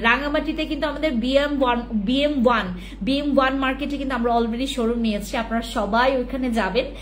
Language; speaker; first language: Bangla; native; Bangla